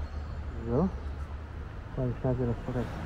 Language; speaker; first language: German; native; German